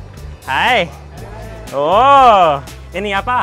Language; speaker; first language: Indonesian; non-native, learner; English